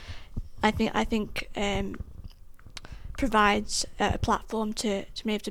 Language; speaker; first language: English; native; English